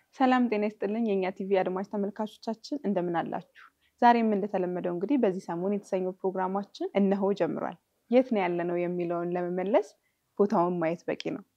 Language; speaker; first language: Amharic; native; Amharic